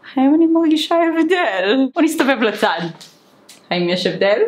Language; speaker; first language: Hebrew; native; Hebrew